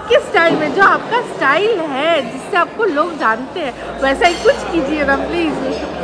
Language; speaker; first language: Hindi; non-native, local second language; Bangla